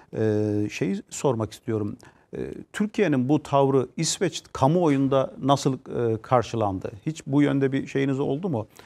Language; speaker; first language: Turkish; native; Turkish